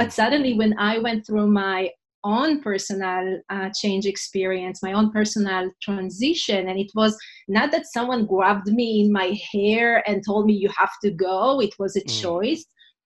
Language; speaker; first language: English; non-native, fluent; Hebrew